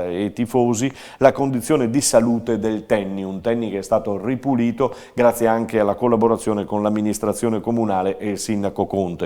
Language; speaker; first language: Italian; native; Italian